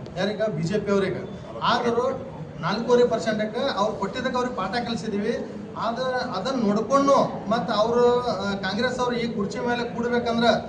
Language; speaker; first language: Kannada; non-native, local second language; Lambadi